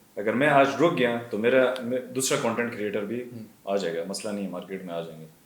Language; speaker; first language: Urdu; non-native, local second language; Pashto